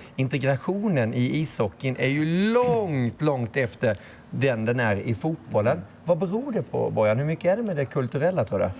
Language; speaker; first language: Swedish; native; Swedish